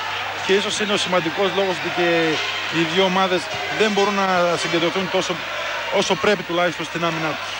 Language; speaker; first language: Greek; native; Greek